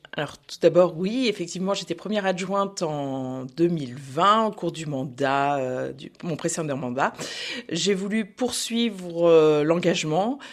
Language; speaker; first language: French; native; French